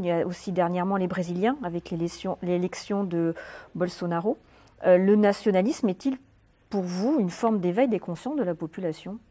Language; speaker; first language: French; native; French